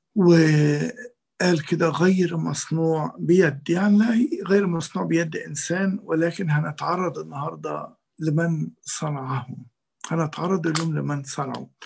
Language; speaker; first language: Arabic; native; Arabic